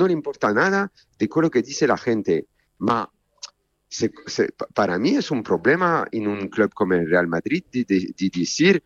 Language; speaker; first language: Spanish; non-native, fluent; Italian